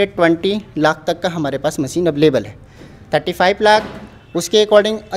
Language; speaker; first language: Hindi; native; Hindi